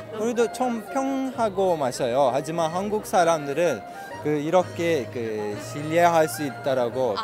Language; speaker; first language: Korean; non-native, learner; Turkish